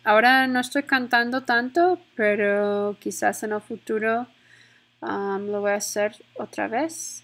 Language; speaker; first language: Spanish; non-native, fluent; English